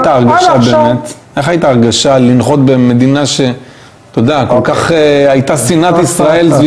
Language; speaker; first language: Hebrew; native; Hebrew